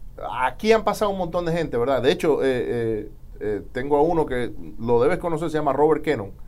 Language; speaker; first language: Spanish; native; Spanish